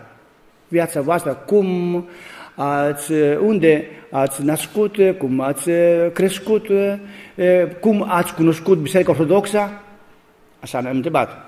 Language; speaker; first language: Romanian; non-native, learner; Greek